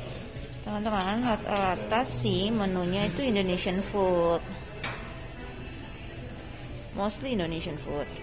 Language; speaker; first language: Indonesian; native; Indonesian